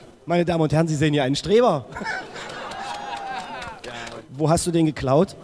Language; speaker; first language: German; native; German